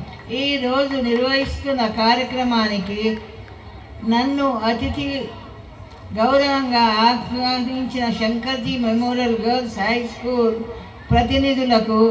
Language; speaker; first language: Telugu; native; Telugu